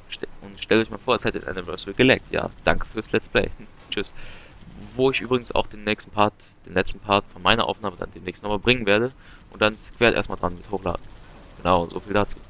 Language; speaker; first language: German; native; German